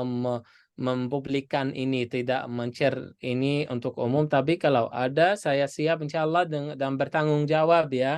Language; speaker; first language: Indonesian; non-native, fluent; Arabic